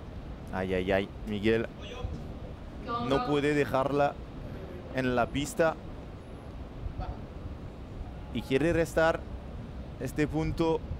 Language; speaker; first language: Spanish; non-native, learner; French